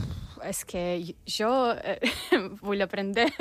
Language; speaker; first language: Catalan; non-native, learner; Russian